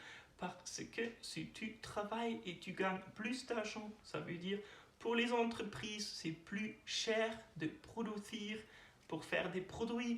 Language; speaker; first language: French; non-native, learner; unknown